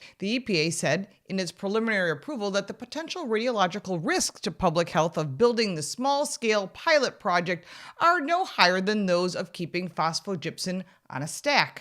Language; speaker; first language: English; native; English